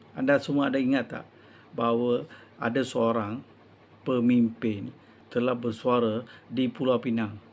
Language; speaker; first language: Malay; non-native, local second language; Tamil